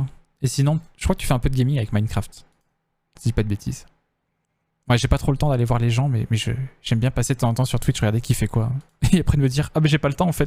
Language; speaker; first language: French; native; French